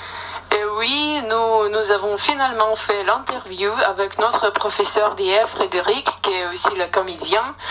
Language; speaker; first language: French; non-native, fluent; Russian